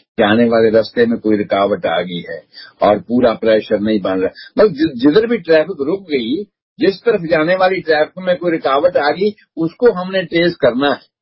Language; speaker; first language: Hindi; non-native, local second language; Punjabi